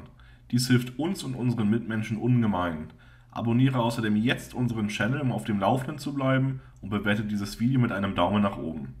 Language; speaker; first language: German; native; German